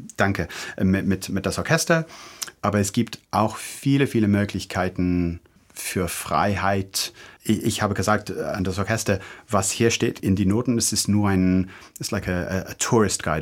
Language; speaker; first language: German; non-native, fluent; English